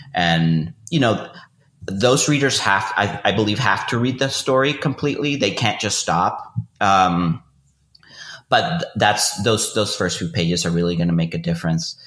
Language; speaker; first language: English; non-native, fluent; Spanish